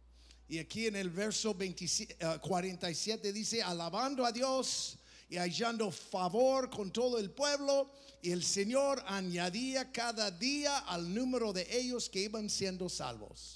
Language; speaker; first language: Spanish; non-native, fluent; English